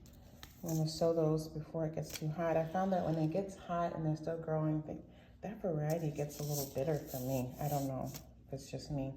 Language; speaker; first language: English; native; English